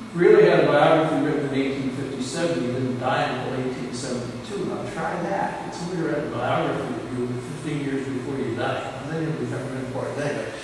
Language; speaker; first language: English; native; English